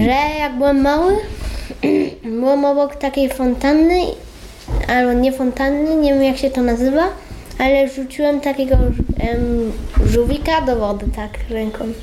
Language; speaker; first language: Polish; early bilingual, heritage; Polish